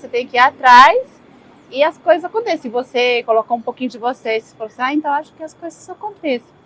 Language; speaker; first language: Portuguese; early bilingual, other home language; Spanish